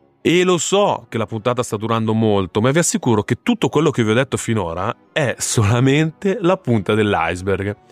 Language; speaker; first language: Italian; native; Italian